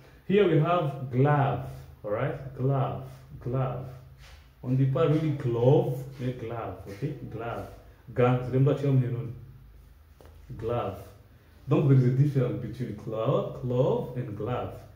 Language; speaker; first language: English; non-native, fluent; Lingala